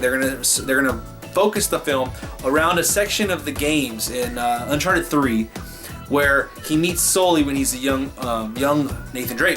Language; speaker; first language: English; native; English